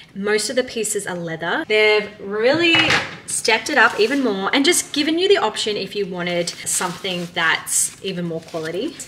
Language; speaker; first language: English; native; English